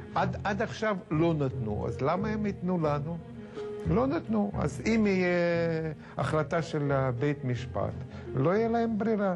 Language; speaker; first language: Hebrew; non-native, fluent; Russian